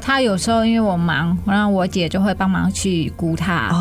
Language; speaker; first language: Chinese; non-native, fluent; Vietnamese